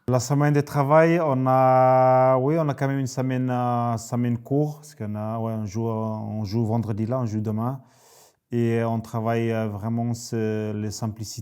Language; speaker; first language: French; native; French